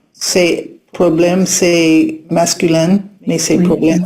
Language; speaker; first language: French; non-native, learner; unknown